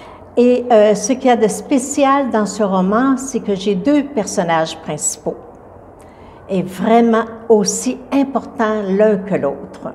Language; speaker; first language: French; native; French